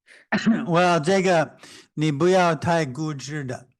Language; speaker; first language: Chinese; non-native, fluent; English